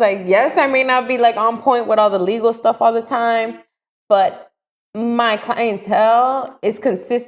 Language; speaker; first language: English; native; English